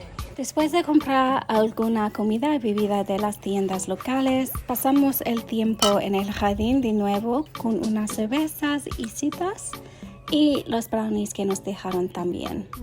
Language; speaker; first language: Spanish; non-native, learner; English